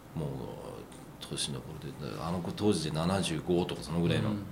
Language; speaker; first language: Japanese; native; Japanese